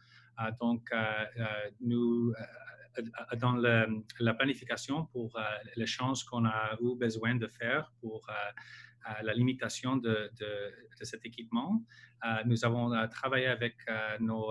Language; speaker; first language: French; non-native, local second language; English